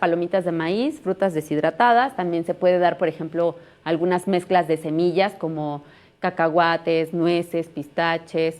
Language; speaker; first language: Spanish; native; Spanish